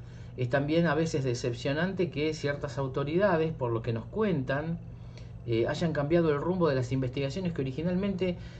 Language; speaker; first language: Spanish; native; Spanish